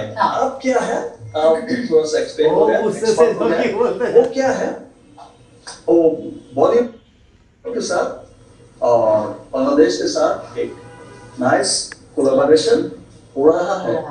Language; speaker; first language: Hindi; non-native, learner; Bangla